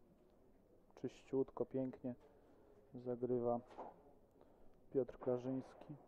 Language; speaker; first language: Polish; native; Polish